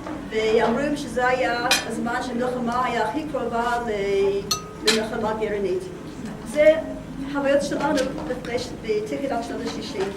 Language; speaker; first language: Hebrew; non-native, fluent; English